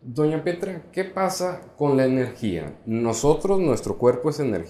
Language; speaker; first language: Spanish; native; Spanish